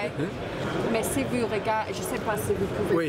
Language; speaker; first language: French; non-native, fluent; English